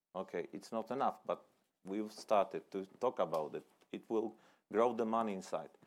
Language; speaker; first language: English; non-native, fluent; Polish